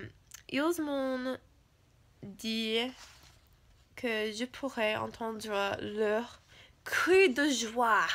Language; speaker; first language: French; non-native, learner; English